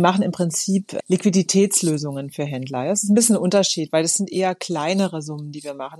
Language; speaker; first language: German; native; German